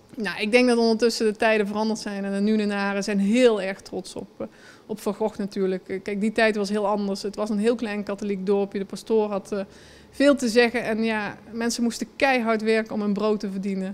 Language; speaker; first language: Dutch; native; Dutch